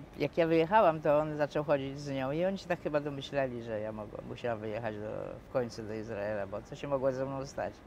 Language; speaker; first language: Polish; native; Polish